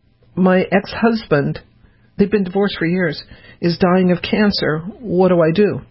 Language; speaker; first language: English; native; English